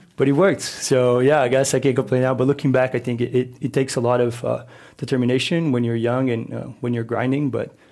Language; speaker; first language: English; non-native, fluent; Portuguese